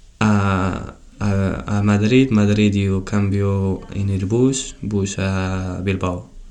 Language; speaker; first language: Spanish; non-native, learner; Tachelhit